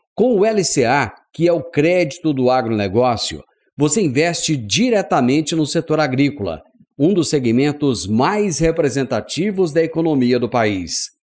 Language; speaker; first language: Portuguese; native; Portuguese